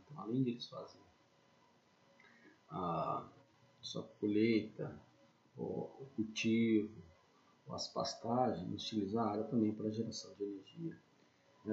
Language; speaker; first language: Portuguese; native; Portuguese